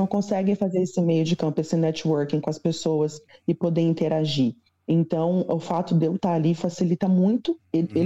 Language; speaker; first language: Portuguese; native; Portuguese